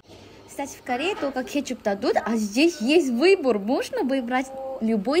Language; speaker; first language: Russian; non-native, learner; Korean